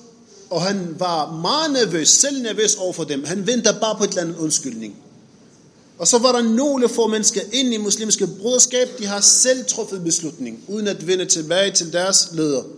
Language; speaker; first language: Danish; non-native, fluent; Arabic